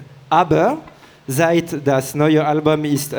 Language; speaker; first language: German; non-native, learner; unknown